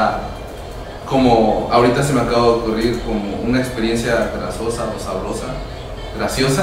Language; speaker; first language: Spanish; native; Spanish